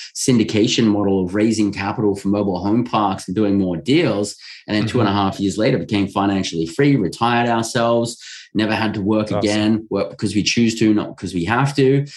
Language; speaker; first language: English; native; English